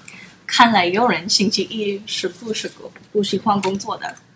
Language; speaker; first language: Chinese; non-native, learner; English